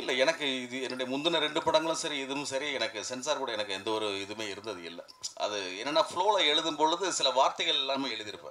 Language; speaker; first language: Tamil; native; Tamil